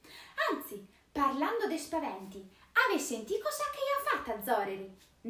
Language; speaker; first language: Italian; native; Italian